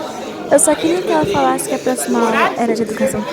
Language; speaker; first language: Portuguese; native; Portuguese